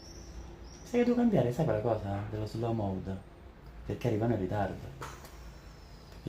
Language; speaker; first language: Italian; native; Italian